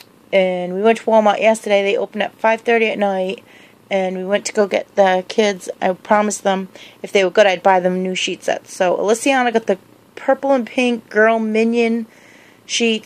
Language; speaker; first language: English; native; English